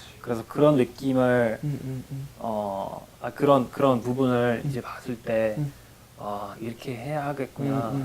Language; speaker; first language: Korean; non-native, fluent; English